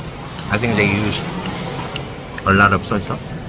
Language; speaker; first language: English; non-native, learner; Vietnamese